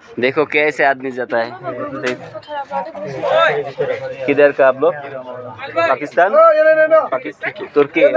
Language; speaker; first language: Hindi; non-native, learner; Bangla